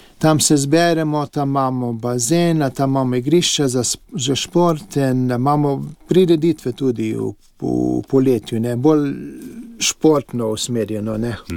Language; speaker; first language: Slovenian; early bilingual, heritage; English